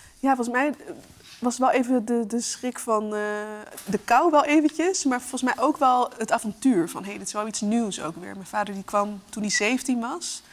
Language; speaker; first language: Dutch; native; Dutch